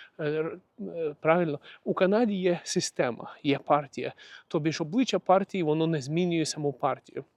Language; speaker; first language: Ukrainian; non-native, local second language; Russian